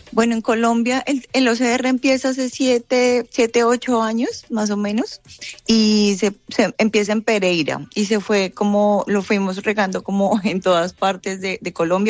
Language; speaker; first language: Spanish; native; Spanish